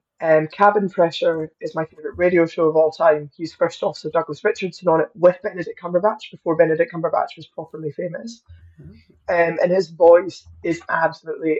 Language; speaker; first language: English; native; English